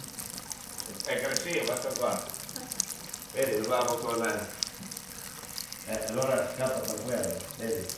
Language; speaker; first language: Italian; non-native, learner; Spanish